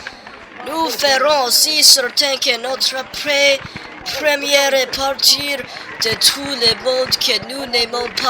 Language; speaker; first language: French; non-native, learner; English